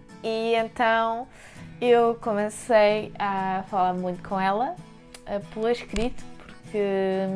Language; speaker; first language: Portuguese; early bilingual, heritage; French